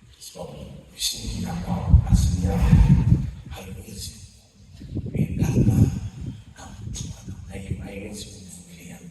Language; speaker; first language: Swahili; non-native, local second language; Masai